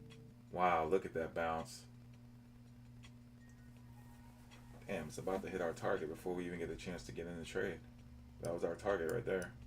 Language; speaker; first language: English; native; English